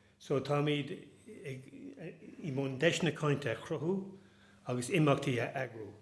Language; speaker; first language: Irish; non-native, local second language; English